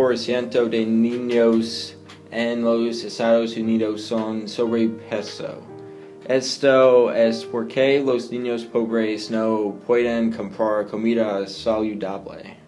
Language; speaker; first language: Spanish; non-native, learner; English